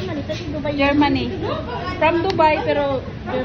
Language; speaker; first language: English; non-native, local second language; Filipino